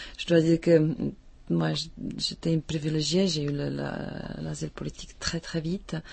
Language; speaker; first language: French; non-native, fluent; Czech